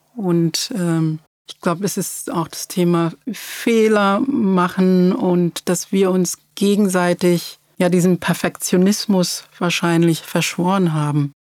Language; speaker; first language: German; early bilingual, other home language; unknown